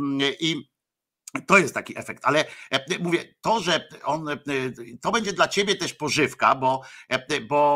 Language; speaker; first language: Polish; native; Polish